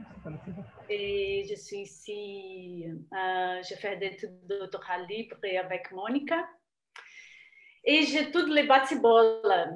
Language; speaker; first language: French; non-native, learner; Portuguese